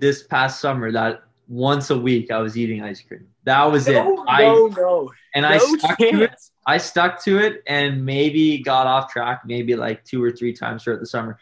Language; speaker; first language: English; native; English